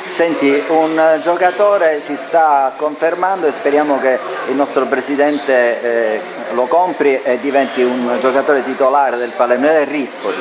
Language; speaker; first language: Italian; native; Italian